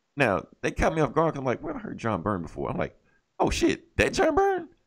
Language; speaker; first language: English; native; English